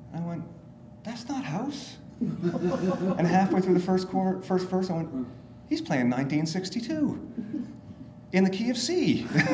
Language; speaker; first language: English; native; English